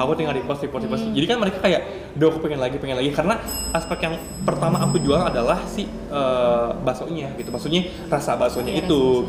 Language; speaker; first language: Indonesian; native; Indonesian